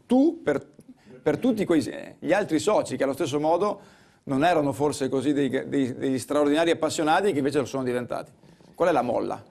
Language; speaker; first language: Italian; native; Italian